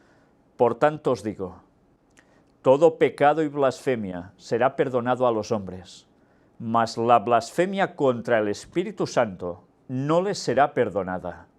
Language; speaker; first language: Spanish; native; Spanish